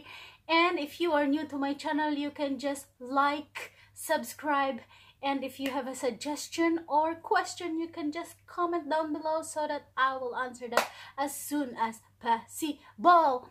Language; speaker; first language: English; non-native, local second language; Filipino